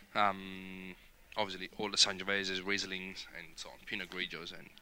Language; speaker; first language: English; non-native, fluent; Italian